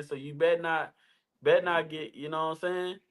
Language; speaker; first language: English; native; English